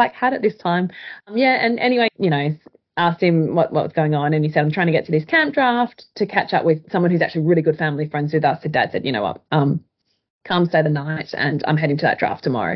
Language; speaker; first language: English; native; English